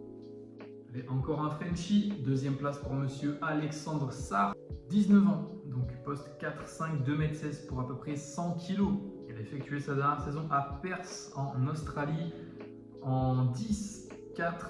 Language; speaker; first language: French; native; French